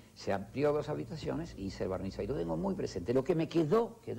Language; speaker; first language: Spanish; early bilingual, other home language; Yiddish